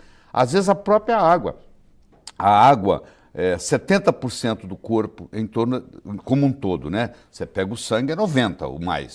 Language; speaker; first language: Portuguese; native; Portuguese